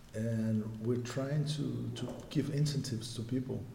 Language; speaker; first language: English; non-native, fluent; Portuguese